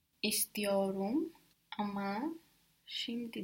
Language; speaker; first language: Turkish; non-native, learner; English